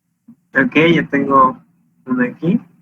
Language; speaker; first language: Spanish; native; Spanish